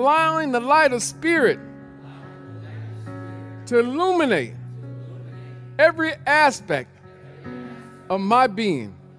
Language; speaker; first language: English; native; English